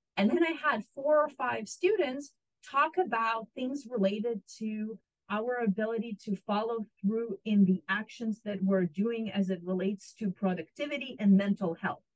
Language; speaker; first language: English; non-native, fluent; Russian